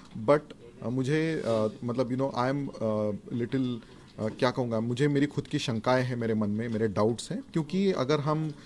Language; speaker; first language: Hindi; non-native, local second language; Marathi